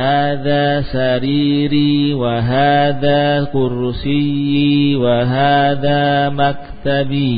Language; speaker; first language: Arabic; non-native, learner; Indonesian